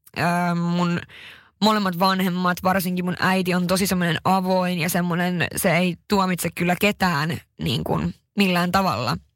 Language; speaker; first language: Finnish; early bilingual, heritage; Finnish